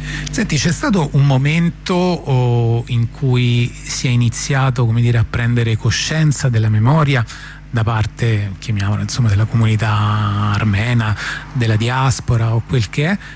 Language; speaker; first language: Italian; native; Italian